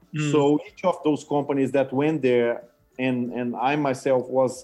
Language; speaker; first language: English; non-native, fluent; Portuguese